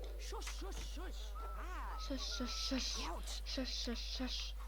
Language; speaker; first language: Polish; native; Polish